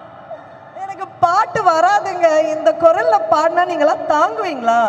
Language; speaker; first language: Tamil; native; Tamil